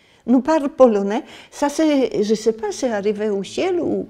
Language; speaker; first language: French; non-native, learner; Polish